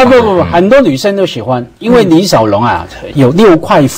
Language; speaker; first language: Chinese; non-native, local second language; Cantonese